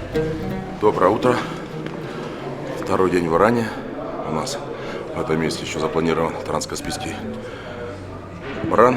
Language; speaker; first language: Russian; native; Russian